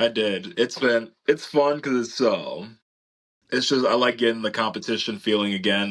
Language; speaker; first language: English; native; English